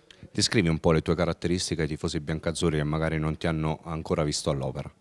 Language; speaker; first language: Italian; native; Italian